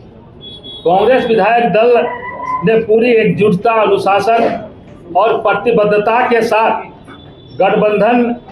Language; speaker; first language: Hindi; native; Hindi